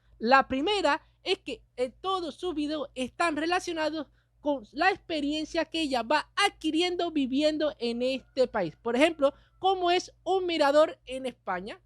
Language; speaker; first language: Spanish; native; Spanish